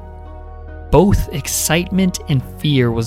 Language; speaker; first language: English; non-native, local second language; Filipino